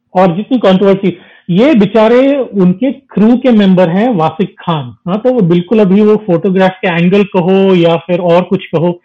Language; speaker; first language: Hindi; non-native, local second language; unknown